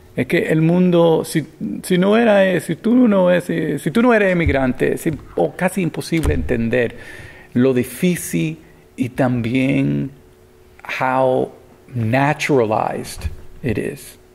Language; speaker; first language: Spanish; early bilingual, heritage; Spanish